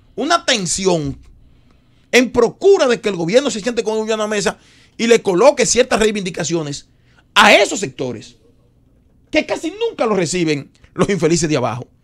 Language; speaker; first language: Spanish; native; Spanish